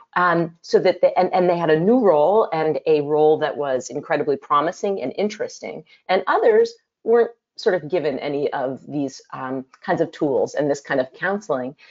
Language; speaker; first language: English; native; English